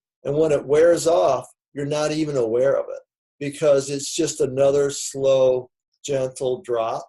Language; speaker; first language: English; native; English